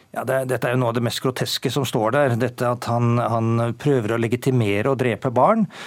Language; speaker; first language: Norwegian; native; Norwegian